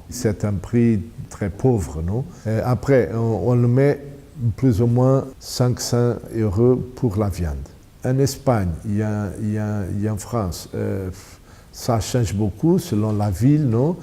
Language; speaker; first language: French; non-native, fluent; Portuguese